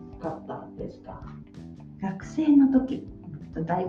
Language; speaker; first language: Japanese; non-native, learner; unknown